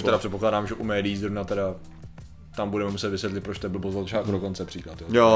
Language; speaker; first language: Czech; native; Czech